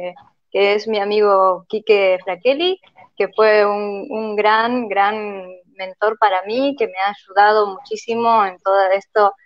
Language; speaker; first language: Spanish; native; Spanish